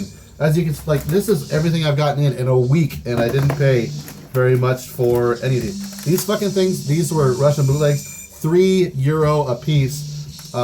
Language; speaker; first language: English; native; English